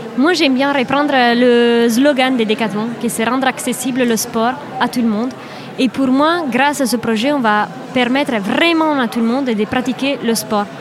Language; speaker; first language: French; non-native, fluent; Italian